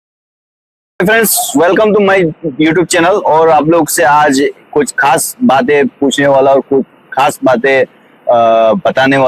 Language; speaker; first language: Hindi; non-native, local second language; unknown